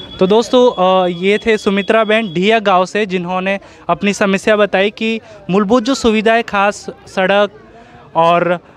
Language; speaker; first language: Hindi; non-native, local second language; Bhili